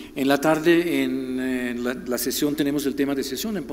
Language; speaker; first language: Spanish; non-native, fluent; German